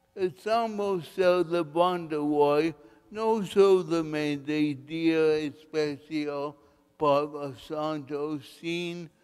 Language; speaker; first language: Spanish; non-native, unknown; English